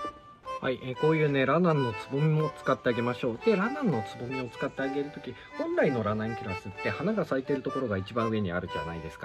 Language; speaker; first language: Japanese; native; Japanese